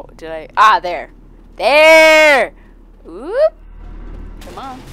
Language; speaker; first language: English; native; English